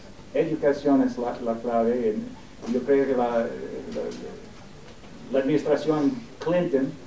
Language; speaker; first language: Spanish; non-native, fluent; English